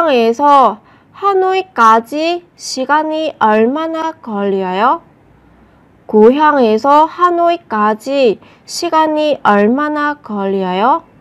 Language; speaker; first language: Korean; non-native, fluent; Vietnamese